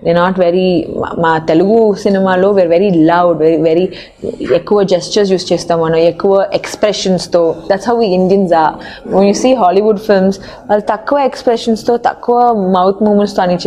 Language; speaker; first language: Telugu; early bilingual, heritage; Telugu